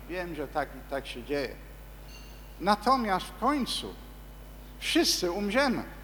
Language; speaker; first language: Polish; non-native, fluent; English